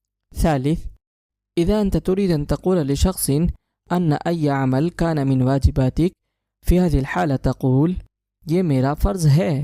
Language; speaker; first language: Arabic; non-native, fluent; Urdu